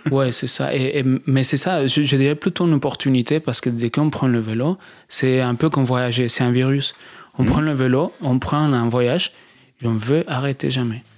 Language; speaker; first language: French; non-native, fluent; Spanish